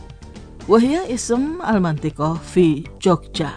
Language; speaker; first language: Arabic; non-native, fluent; Indonesian